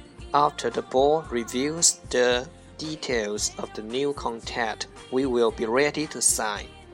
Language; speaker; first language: English; non-native, fluent; Chinese